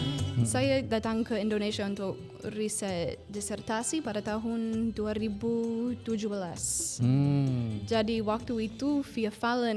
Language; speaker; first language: Indonesian; non-native, fluent; English